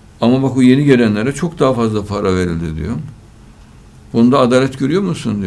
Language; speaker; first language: Turkish; native; Turkish